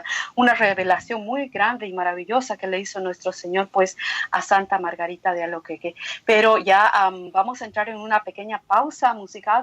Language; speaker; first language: Spanish; native; Spanish